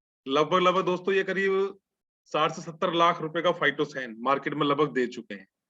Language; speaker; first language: Hindi; native; Hindi